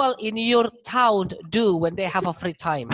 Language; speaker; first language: English; non-native, learner; Indonesian